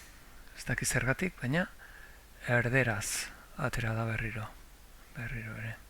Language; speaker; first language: Basque; non-native, local second language; Spanish